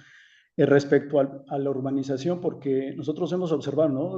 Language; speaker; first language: Spanish; native; Spanish